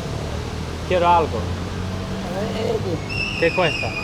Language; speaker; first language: Spanish; non-native, learner; English